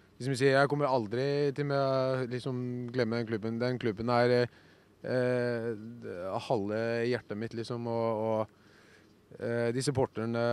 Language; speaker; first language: Norwegian; non-native, fluent; Icelandic